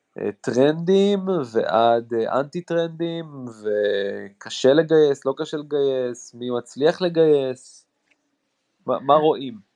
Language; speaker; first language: Hebrew; native; Hebrew